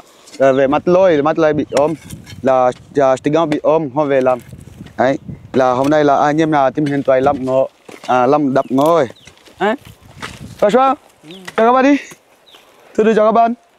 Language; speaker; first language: Vietnamese; non-native, learner; Portuguese